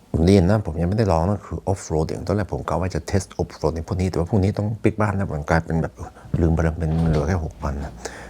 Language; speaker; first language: Thai; non-native, fluent; Norwegian